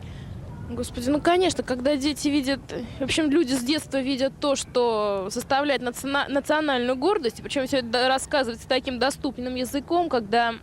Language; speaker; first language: Russian; native; Russian